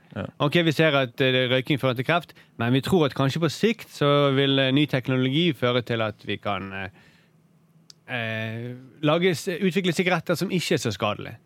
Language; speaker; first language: Norwegian; native; Norwegian